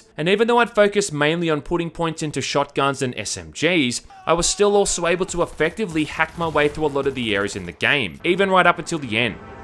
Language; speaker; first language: English; native; English